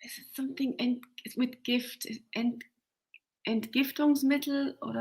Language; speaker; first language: German; non-native, fluent; English